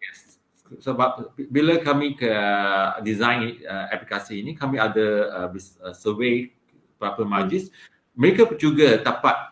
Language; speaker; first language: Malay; non-native, local second language; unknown